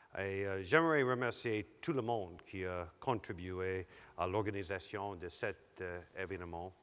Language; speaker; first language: French; non-native, local second language; English